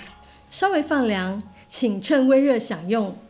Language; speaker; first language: Chinese; native; Chinese